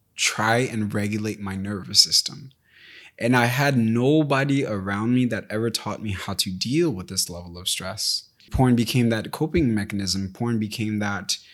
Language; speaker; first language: English; native; English